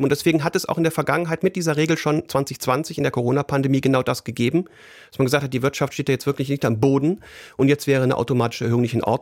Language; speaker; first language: German; native; German